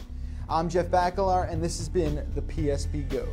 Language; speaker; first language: English; native; English